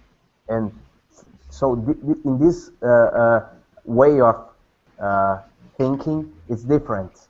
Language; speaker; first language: English; non-native, learner; Portuguese